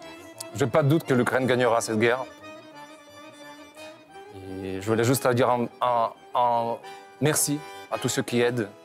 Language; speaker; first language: French; non-native, fluent; Ukrainian